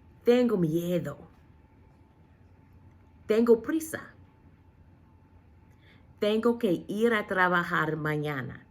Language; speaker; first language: Spanish; non-native, fluent; English